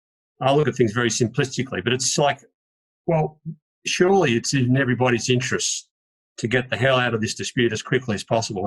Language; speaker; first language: English; native; English